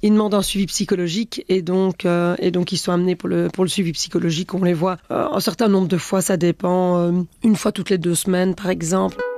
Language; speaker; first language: French; native; French